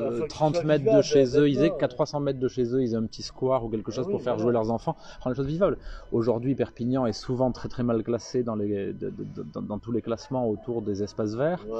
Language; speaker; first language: French; native; French